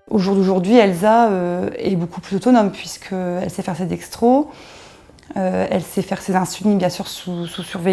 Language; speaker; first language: French; native; French